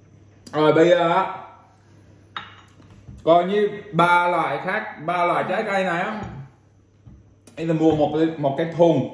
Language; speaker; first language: Vietnamese; non-native, fluent; English